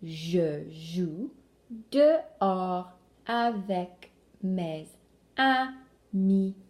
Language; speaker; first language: French; non-native, local second language; English